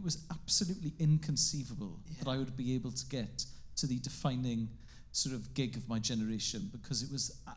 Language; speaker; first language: English; non-native, local second language; Welsh